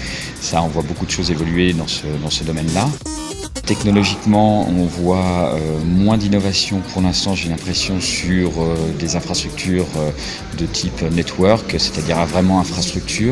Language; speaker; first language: French; native; French